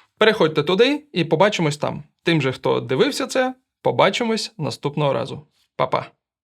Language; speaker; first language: Ukrainian; non-native, local second language; Russian